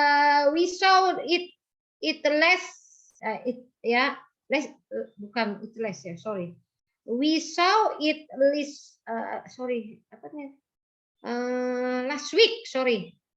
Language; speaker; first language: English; non-native, learner; Indonesian